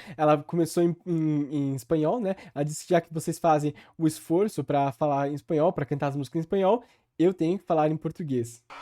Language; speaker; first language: Portuguese; native; Portuguese